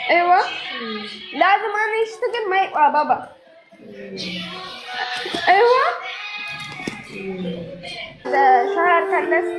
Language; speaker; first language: Arabic; non-native, learner; Amharic